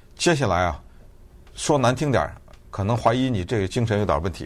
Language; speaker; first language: Chinese; native; Chinese